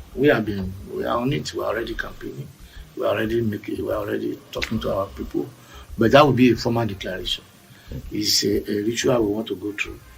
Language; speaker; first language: English; non-native, local second language; Yoruba